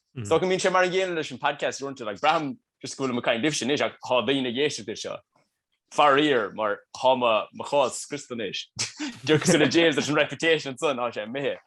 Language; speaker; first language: Irish; native; Irish